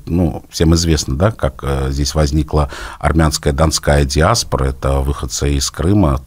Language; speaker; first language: Russian; native; Russian